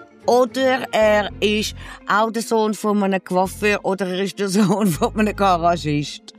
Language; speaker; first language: German; native; German